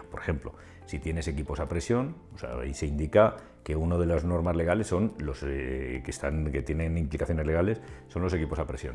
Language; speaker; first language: Spanish; native; Spanish